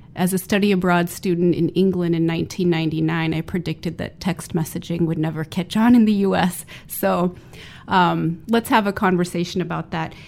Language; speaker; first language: English; native; English